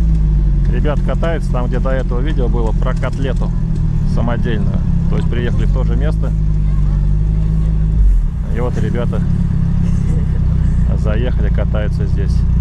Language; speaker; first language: Russian; native; Russian